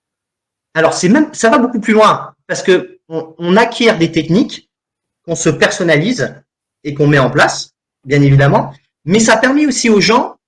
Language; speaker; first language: French; native; French